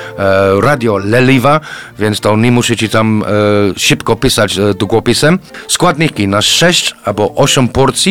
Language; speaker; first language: Polish; non-native, fluent; English